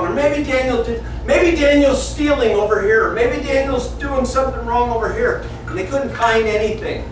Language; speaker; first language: English; native; English